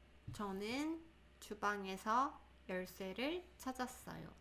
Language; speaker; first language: Korean; non-native, learner; English